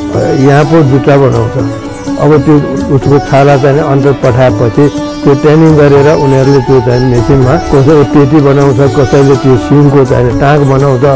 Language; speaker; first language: Nepali; non-native, local second language; Newari